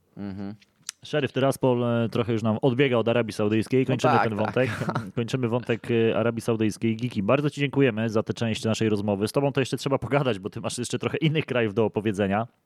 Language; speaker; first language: Polish; native; Polish